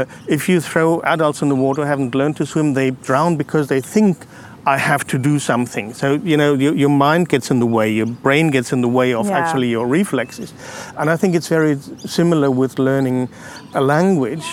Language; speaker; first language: English; non-native, fluent; German